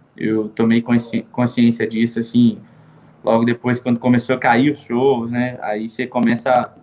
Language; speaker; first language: Portuguese; native; Portuguese